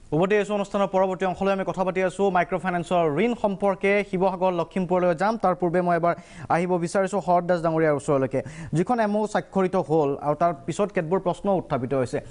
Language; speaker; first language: Assamese; native; Assamese